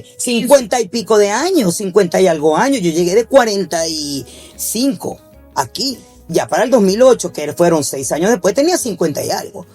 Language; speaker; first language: Spanish; native; Spanish